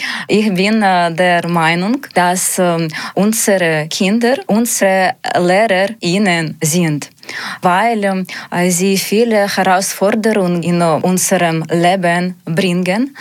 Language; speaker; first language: German; non-native, learner; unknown